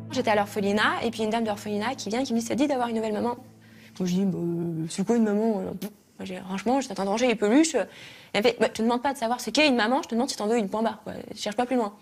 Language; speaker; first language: French; early bilingual, other home language; Russian